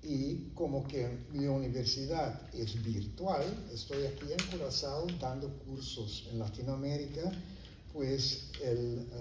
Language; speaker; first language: Spanish; non-native, fluent; Papiamento